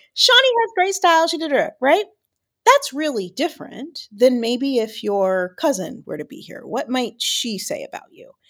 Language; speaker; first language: English; native; English